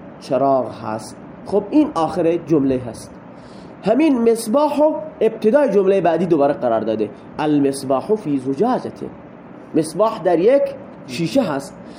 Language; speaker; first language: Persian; non-native, local second language; Baluchi